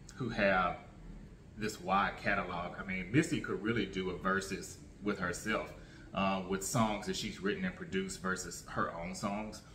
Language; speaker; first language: English; native; English